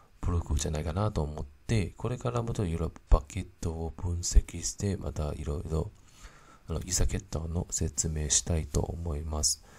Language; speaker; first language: Japanese; non-native, fluent; Cantonese